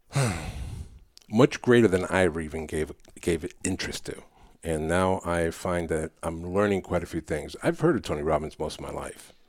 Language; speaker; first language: English; early bilingual, other home language; Spanish